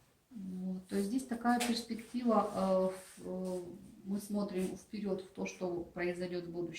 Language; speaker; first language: Russian; native; Russian